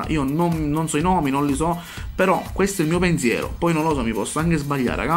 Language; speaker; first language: Italian; native; Italian